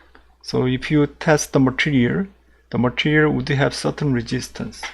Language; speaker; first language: English; non-native, fluent; Korean